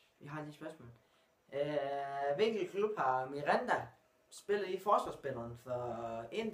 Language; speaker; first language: Danish; native; Danish